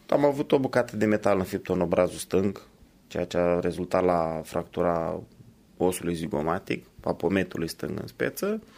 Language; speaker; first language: Romanian; native; Romanian